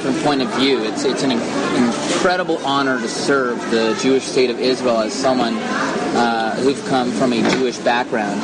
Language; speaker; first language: English; native; English